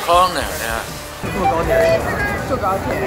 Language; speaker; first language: Japanese; native; Japanese